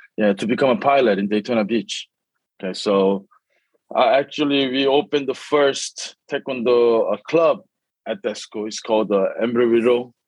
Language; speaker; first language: English; early bilingual, other home language; Korean